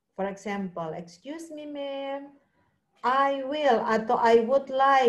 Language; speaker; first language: English; non-native, fluent; Indonesian